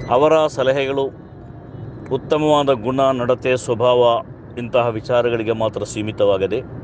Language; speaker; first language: Kannada; non-native, local second language; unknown